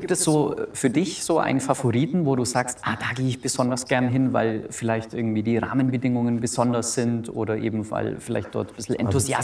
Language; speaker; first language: German; native; German